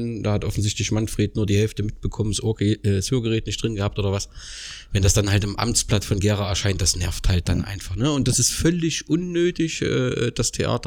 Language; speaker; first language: German; native; German